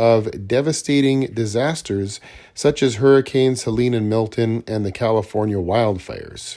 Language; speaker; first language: English; native; English